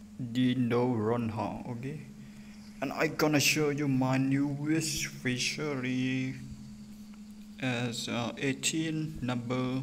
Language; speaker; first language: English; non-native, learner; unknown